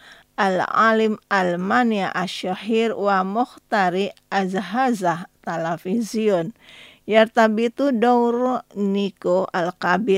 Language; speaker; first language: Arabic; non-native, fluent; Indonesian